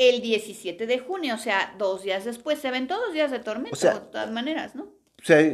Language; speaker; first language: Spanish; native; Spanish